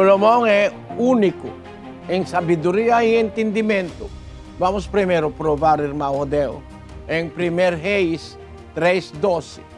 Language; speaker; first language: Portuguese; non-native, learner; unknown